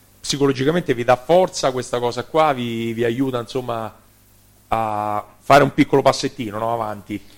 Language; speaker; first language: Italian; native; Italian